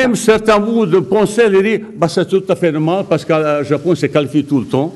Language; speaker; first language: French; non-native, fluent; Bosnian